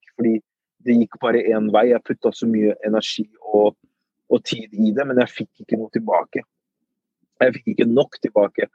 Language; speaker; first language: Norwegian; early bilingual, other home language; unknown